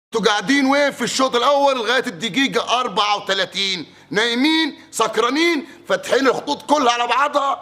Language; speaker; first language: Arabic; native; Arabic